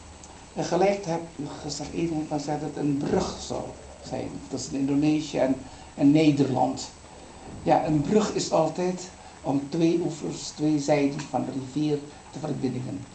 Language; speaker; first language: Dutch; non-native, fluent; Indonesian